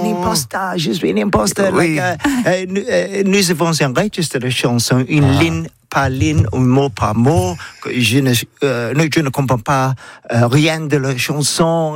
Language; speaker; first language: French; non-native, learner; English